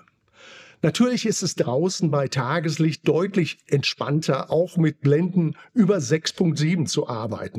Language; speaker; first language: German; native; German